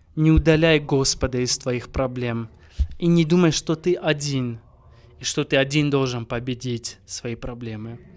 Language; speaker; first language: Russian; non-native, local second language; Armenian